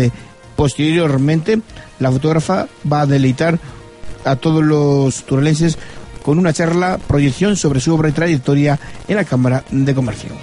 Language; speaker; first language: Spanish; native; Spanish